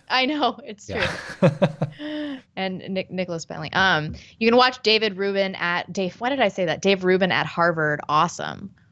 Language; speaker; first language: English; native; English